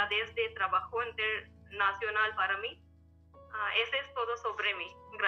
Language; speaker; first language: Spanish; non-native, learner; Hindi